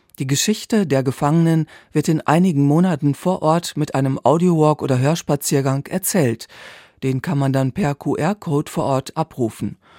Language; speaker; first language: German; native; German